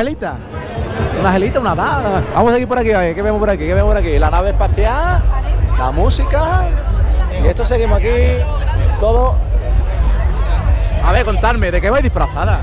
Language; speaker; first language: Spanish; native; Spanish